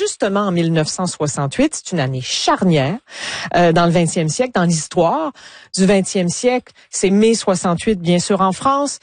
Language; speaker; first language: French; native; French